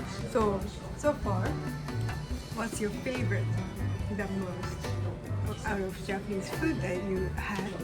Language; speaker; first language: English; non-native, learner; Japanese